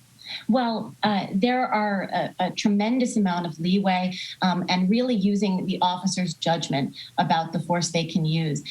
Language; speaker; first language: English; native; English